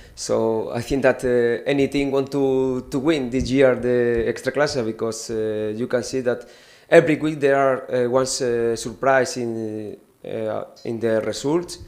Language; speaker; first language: English; non-native, learner; Spanish